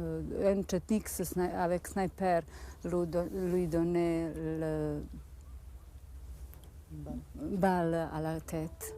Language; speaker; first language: French; non-native, learner; Bosnian